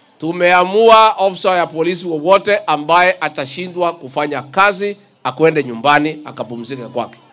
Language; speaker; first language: Swahili; non-native, local second language; Kikuyu